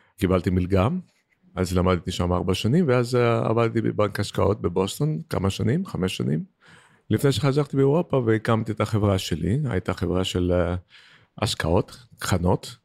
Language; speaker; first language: Hebrew; non-native, fluent; Greek